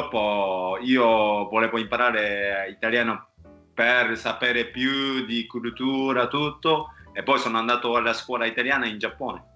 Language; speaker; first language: Italian; non-native, fluent; Japanese